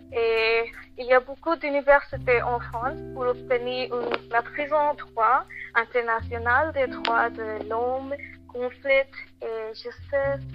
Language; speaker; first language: French; non-native, learner; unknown